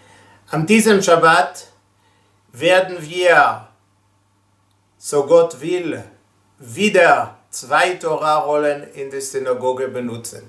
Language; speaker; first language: German; non-native, fluent; Hebrew